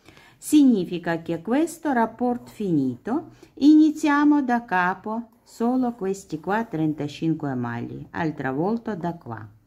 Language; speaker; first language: Italian; non-native, learner; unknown